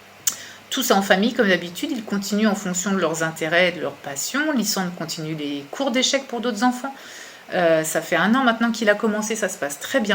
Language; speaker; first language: French; native; French